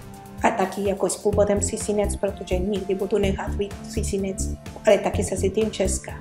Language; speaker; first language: Czech; non-native, learner; Spanish